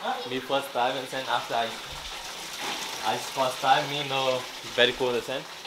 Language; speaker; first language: English; non-native, learner; Portuguese